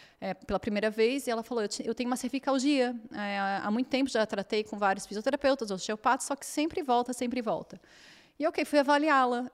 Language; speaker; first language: Portuguese; native; Portuguese